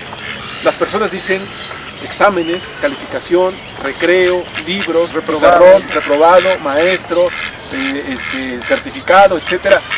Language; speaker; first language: Spanish; native; Spanish